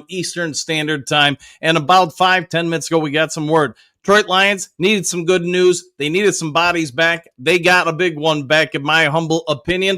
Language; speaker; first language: English; native; English